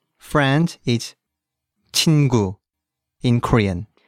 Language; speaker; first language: English; early bilingual, other home language; Korean